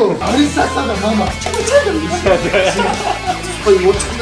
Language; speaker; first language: Chinese; non-native, fluent; Japanese